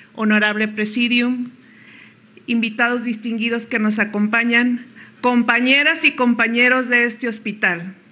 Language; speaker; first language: Spanish; native; Spanish